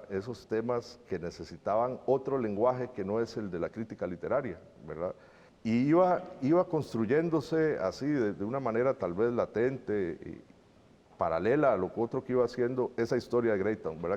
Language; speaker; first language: Spanish; native; Spanish